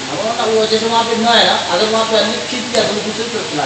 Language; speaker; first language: Hindi; native; Hindi